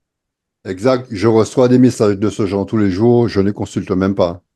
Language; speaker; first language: French; native; French